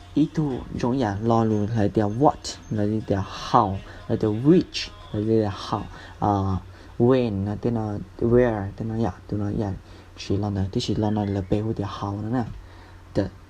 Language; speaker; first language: Chinese; non-native, fluent; Hmong